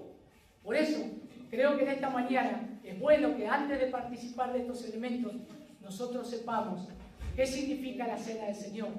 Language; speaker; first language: Spanish; native; Spanish